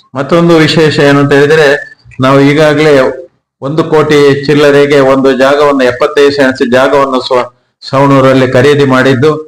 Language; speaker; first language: Kannada; native; Kannada